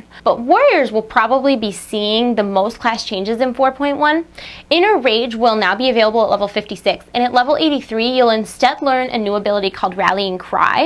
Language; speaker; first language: English; native; English